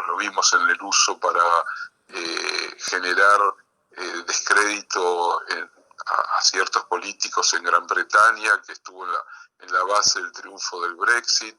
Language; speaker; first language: Spanish; native; Spanish